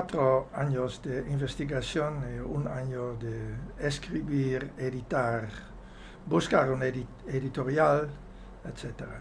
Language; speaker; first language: Spanish; non-native, fluent; Dutch